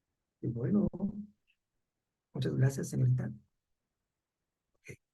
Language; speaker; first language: Spanish; non-native, learner; Hindi